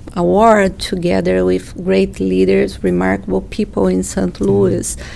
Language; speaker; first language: English; non-native, fluent; Portuguese